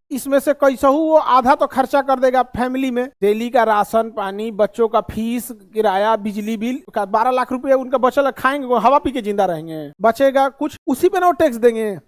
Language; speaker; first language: Hindi; native; Hindi